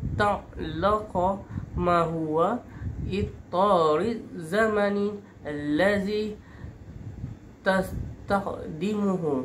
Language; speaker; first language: Arabic; non-native, learner; Malay